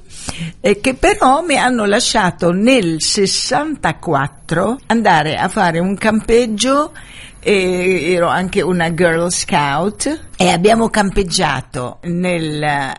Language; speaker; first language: Italian; non-native, fluent; Arabic